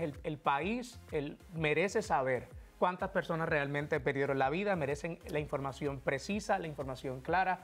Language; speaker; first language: Spanish; native; Spanish